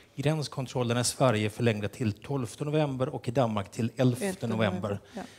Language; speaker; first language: Swedish; native; Swedish